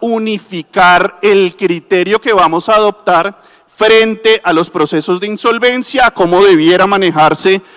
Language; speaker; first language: Spanish; native; Spanish